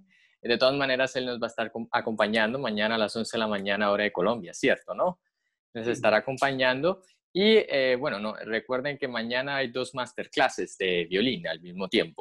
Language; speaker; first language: Spanish; native; Spanish